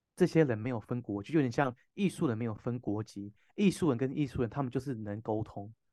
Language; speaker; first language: Chinese; non-native, fluent; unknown